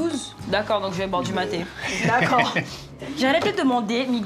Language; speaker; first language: French; native; French